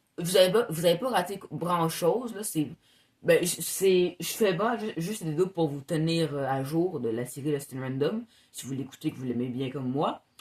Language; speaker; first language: French; native; French